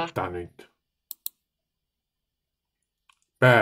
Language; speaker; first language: Finnish; non-native, learner; Dutch